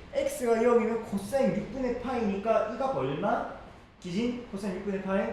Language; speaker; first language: Korean; native; Korean